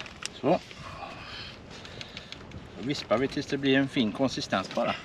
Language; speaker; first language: Swedish; native; Swedish